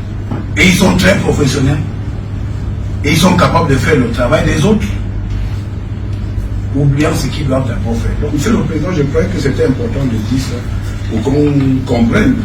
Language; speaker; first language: French; non-native, local second language; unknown